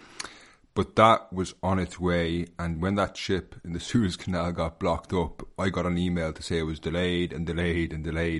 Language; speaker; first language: English; native; English